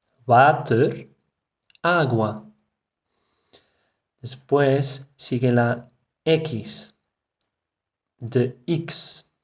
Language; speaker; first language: Spanish; non-native, fluent; Dutch